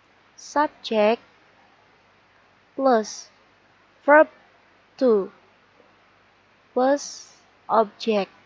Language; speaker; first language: English; non-native, learner; Indonesian